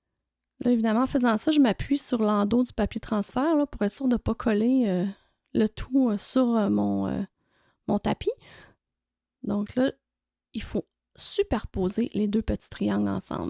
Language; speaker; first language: French; native; French